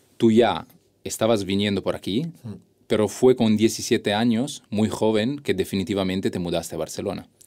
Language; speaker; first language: Spanish; non-native, fluent; Italian